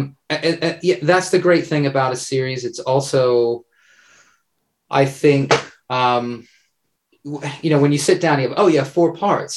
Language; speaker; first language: English; native; English